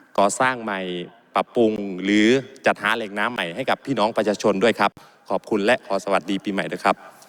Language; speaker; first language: Thai; native; Thai